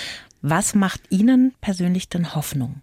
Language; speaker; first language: German; native; German